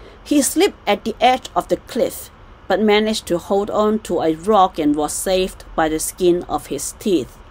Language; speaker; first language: English; non-native, local second language; Cantonese